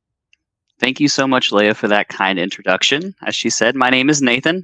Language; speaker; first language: English; native; English